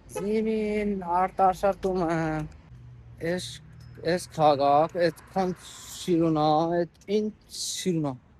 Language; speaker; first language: Armenian; non-native, learner; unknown